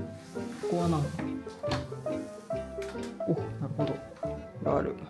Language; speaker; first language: Japanese; native; Japanese